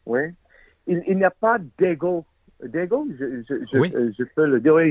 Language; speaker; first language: French; non-native, learner; English